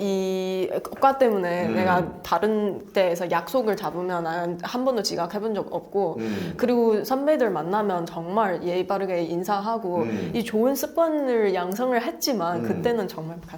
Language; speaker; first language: Korean; non-native, fluent; Chinese